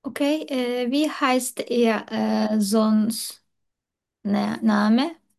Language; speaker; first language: German; non-native, learner; Turkish